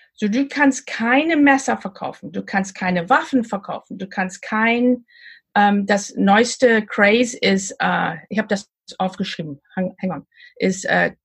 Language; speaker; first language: German; non-native, learner; English